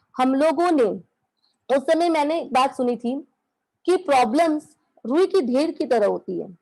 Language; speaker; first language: Hindi; native; Hindi